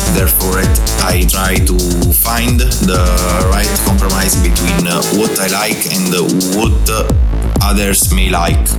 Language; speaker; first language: English; non-native, fluent; Italian